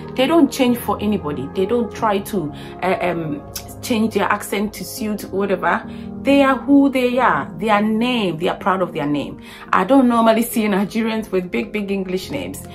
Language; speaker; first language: English; non-native, local second language; Akan